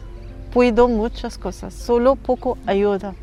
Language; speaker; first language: Spanish; non-native, learner; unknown